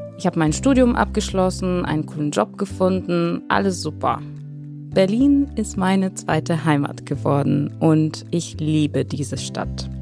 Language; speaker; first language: German; non-native, fluent; Bulgarian